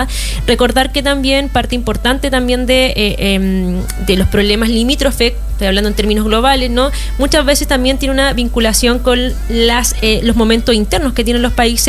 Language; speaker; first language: Spanish; native; Spanish